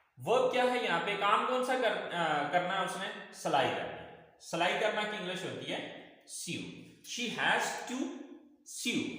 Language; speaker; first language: Urdu; native; Urdu